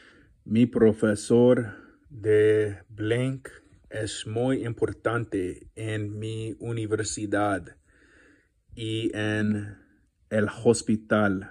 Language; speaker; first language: Spanish; non-native, learner; English